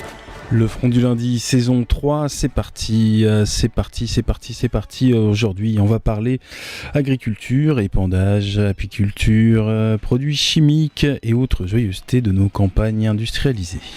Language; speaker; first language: French; native; French